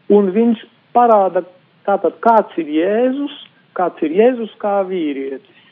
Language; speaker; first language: Latvian; non-native, local second language; Polish